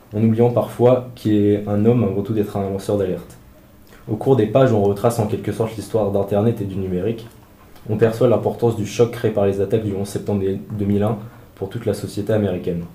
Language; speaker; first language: French; native; French